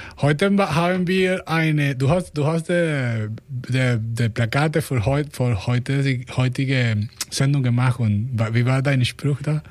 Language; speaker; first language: German; non-native, fluent; Spanish